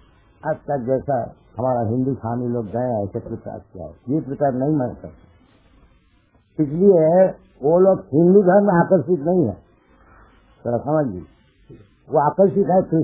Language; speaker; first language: Hindi; non-native, local second language; Bangla